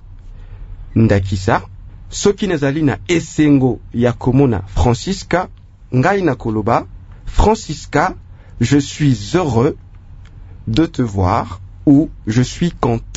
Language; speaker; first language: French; non-native, local second language; Lingala